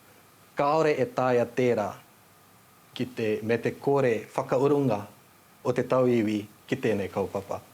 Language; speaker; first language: Māori; non-native, fluent; Nepali